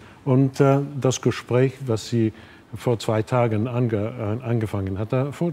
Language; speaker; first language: German; non-native, fluent; English